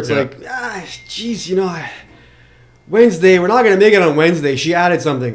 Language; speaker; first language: English; non-native, local second language; French